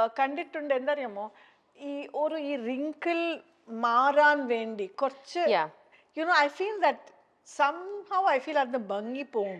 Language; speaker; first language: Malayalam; non-native, local second language; Tamil